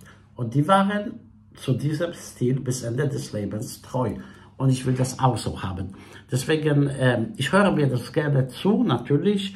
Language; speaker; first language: German; non-native, fluent; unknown